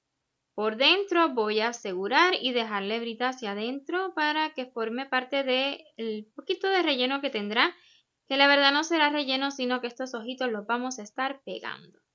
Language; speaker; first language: Spanish; native; Spanish